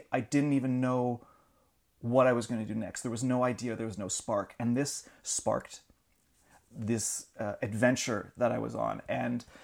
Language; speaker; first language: English; native; English